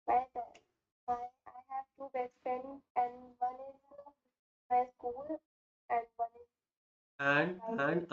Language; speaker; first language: English; non-native, learner; Hindi